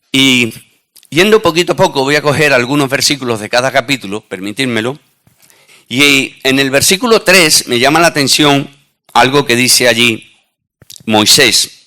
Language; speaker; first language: Spanish; native; Spanish